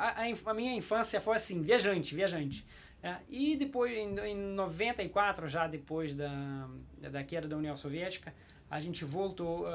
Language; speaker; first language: Portuguese; non-native, fluent; Russian